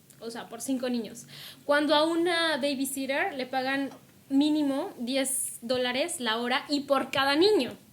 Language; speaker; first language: Spanish; native; Spanish